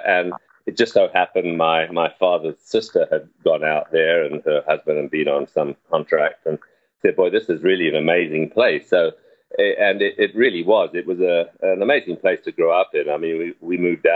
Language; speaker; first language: English; native; English